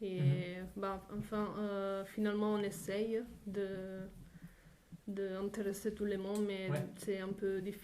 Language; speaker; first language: French; non-native, fluent; Italian